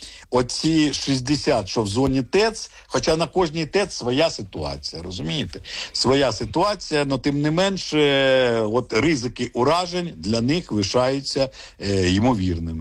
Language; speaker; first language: Ukrainian; native; Ukrainian